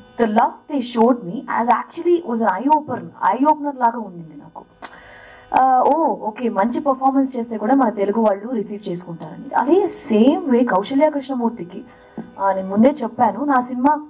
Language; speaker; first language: Telugu; early bilingual, heritage; Telugu